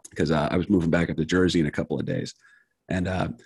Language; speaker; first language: English; native; English